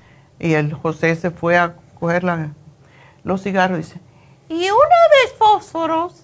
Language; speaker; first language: Spanish; native; Spanish